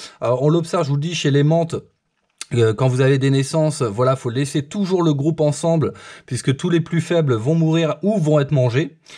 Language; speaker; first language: French; native; French